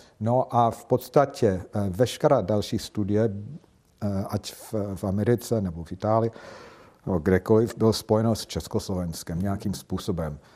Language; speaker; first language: Czech; non-native, fluent; English